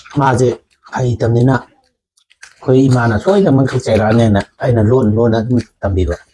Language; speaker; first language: Manipuri; native; Manipuri